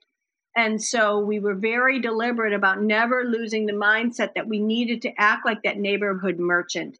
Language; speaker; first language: English; native; English